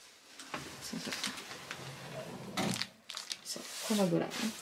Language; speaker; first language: Japanese; non-native, learner; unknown